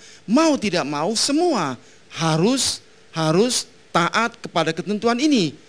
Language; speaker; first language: Indonesian; native; Indonesian